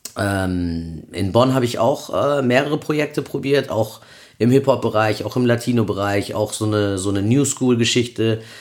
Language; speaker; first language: German; early bilingual, other home language; Spanish